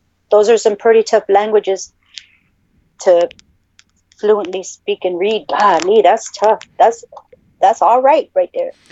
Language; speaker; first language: English; native; English